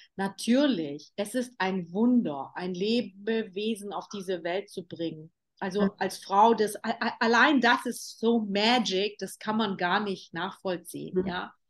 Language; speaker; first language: German; native; German